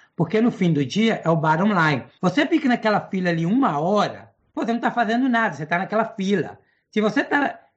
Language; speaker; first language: Portuguese; non-native, fluent; English